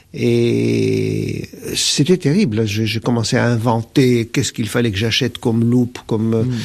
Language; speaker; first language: French; non-native, local second language; Arabic